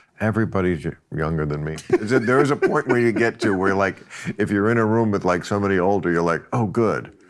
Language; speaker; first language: English; native; English